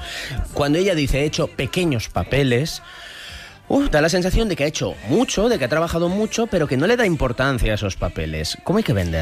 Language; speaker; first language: Spanish; native; Spanish